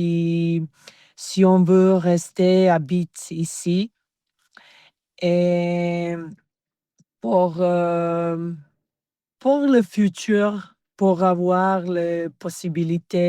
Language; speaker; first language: French; non-native, learner; Serbian